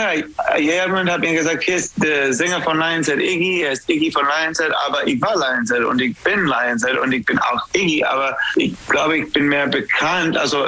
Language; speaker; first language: German; non-native, learner; English